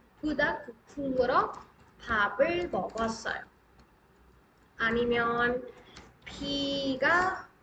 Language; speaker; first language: Korean; non-native, fluent; Hindi